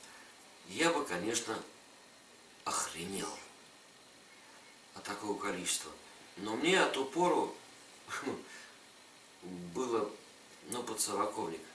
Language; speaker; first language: Russian; native; Russian